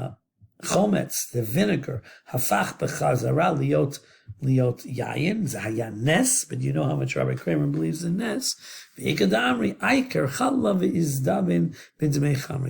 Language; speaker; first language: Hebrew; non-native, fluent; English